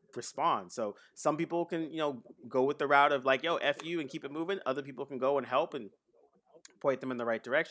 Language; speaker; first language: English; native; English